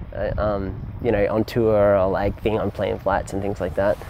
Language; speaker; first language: English; native; English